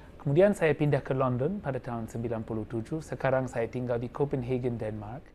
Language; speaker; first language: Indonesian; non-native, fluent; English